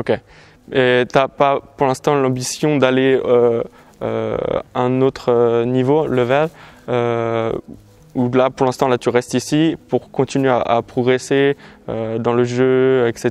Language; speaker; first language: French; native; French